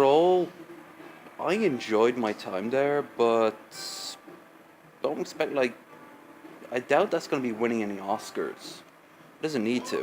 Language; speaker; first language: English; native; English